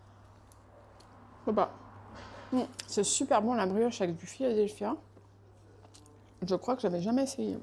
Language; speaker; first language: French; native; French